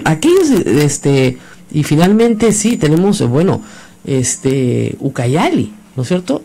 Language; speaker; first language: Spanish; native; Spanish